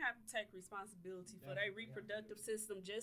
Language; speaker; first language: English; native; English